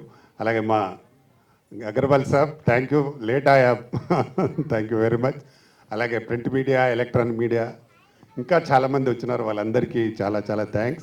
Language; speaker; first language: Telugu; native; Telugu